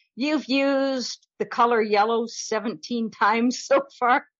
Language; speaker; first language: English; native; English